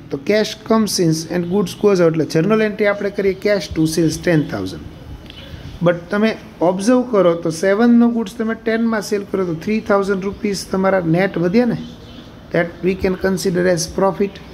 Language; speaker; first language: English; non-native, local second language; Gujarati